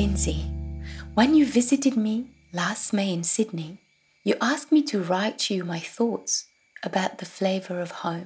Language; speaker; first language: English; non-native, fluent; French